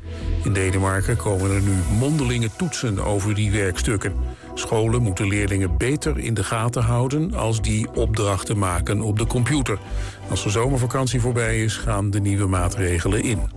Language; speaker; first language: Dutch; native; Dutch